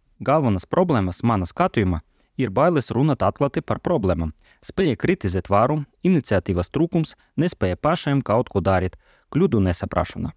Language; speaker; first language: Latvian; non-native, local second language; Russian